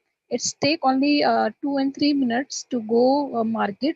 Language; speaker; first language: English; non-native, learner; Hindi